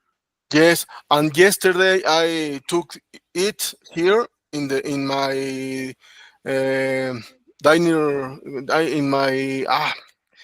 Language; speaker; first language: English; non-native, learner; Spanish